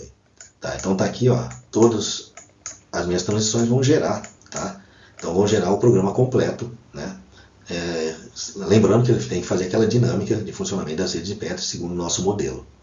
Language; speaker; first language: Portuguese; native; Portuguese